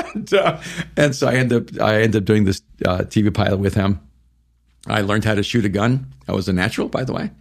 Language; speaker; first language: English; early bilingual, other home language; Spanish